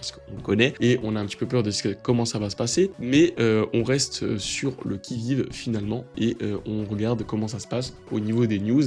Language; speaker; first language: French; native; French